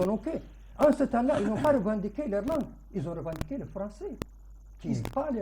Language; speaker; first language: French; non-native, local second language; Arabic